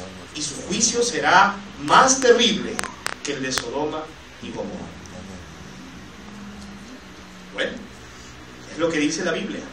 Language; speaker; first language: Spanish; native; Spanish